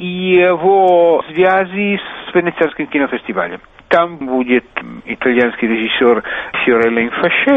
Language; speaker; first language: Russian; non-native, fluent; Italian